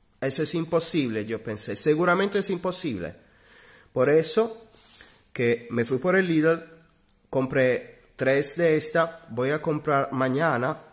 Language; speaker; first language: Spanish; non-native, learner; Italian